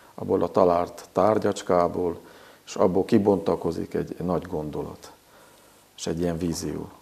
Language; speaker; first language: Hungarian; native; Hungarian